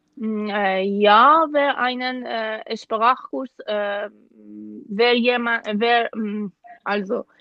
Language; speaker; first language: German; non-native, fluent; Persian